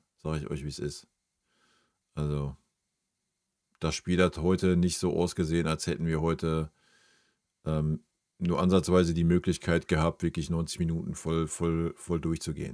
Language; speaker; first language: German; native; German